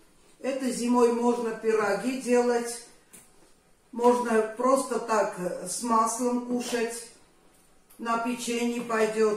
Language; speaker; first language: Russian; non-native, fluent; Armenian